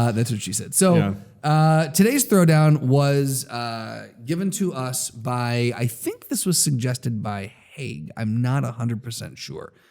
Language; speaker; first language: English; native; English